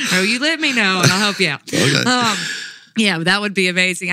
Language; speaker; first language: English; native; English